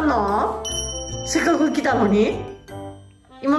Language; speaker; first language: Japanese; native; Japanese